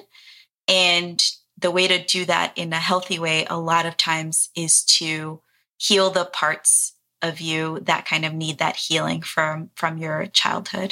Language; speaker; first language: English; early bilingual, other home language; Portuguese